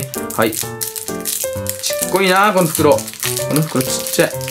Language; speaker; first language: Japanese; native; Japanese